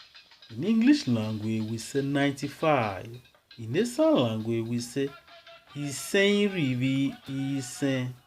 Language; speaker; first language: English; non-native, local second language; Esan